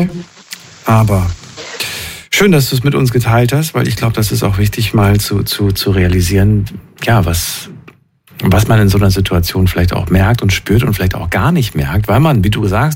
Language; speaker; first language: German; native; German